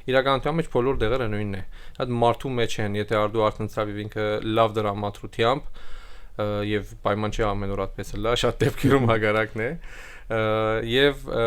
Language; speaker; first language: Armenian; early bilingual, heritage; Armenian